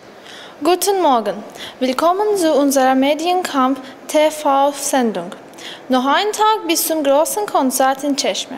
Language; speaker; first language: German; non-native, learner; Turkish